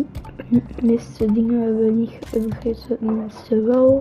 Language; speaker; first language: Dutch; non-native, local second language; French